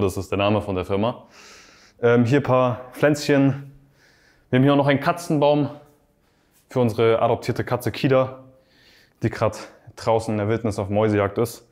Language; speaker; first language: German; native; German